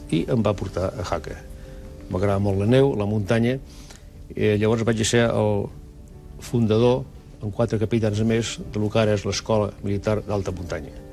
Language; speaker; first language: Catalan; early bilingual, other home language; Basque